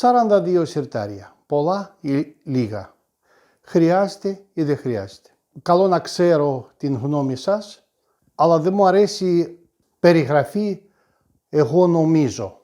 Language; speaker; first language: Greek; non-native, fluent; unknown